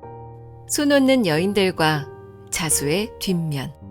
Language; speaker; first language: Korean; native; Korean